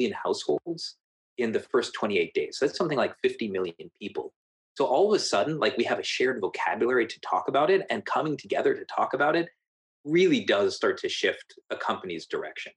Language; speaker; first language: English; native; English